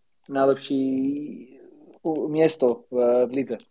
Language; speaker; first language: Polish; non-native, learner; Slovak